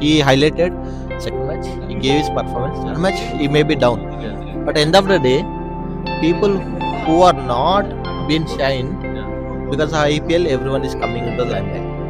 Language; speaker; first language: English; non-native, local second language; Telugu